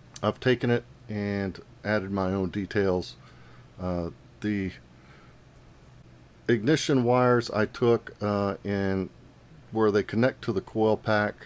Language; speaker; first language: English; native; English